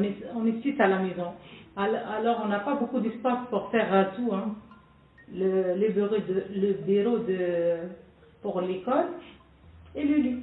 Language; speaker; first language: French; non-native, learner; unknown